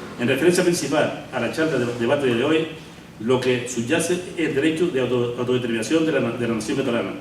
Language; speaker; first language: Spanish; native; Spanish